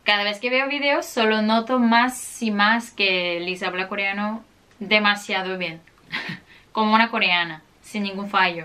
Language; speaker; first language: Spanish; non-native, fluent; Korean